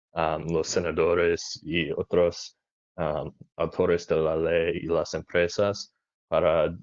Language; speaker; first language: Spanish; non-native, learner; English